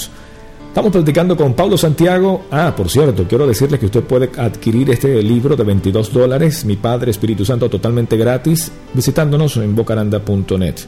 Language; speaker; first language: Spanish; native; Spanish